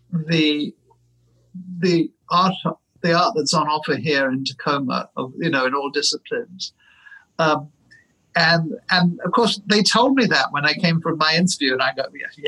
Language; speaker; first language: English; native; English